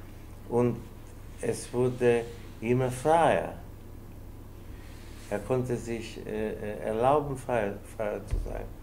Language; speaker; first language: German; non-native, fluent; Spanish